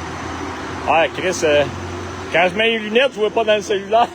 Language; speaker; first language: French; native; French